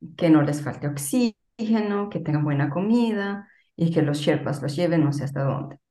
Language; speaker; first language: Spanish; native; Spanish